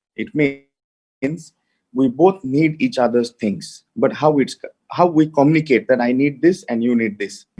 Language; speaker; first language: English; non-native, local second language; Hindi